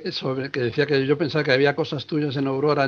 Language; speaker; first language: Spanish; native; Spanish